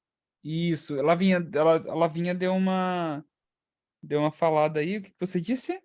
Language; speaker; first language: Portuguese; native; Portuguese